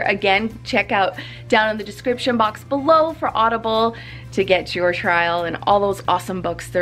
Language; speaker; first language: English; native; English